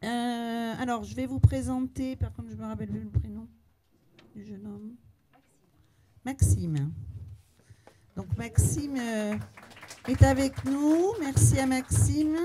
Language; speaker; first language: French; native; French